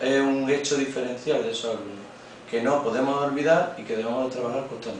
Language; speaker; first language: Spanish; native; Spanish